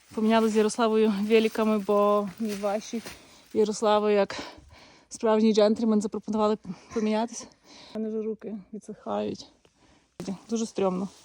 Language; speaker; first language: Ukrainian; native; Ukrainian